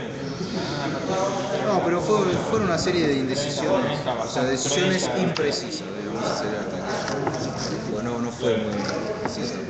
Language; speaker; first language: Spanish; native; Spanish